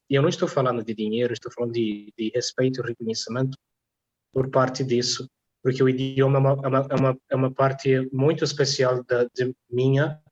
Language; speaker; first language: Portuguese; non-native, fluent; Polish